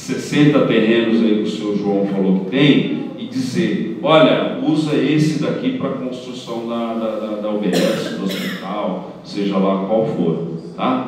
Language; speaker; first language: Portuguese; native; Portuguese